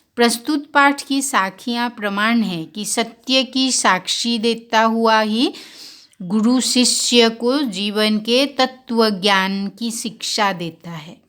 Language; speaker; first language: Hindi; non-native, local second language; Assamese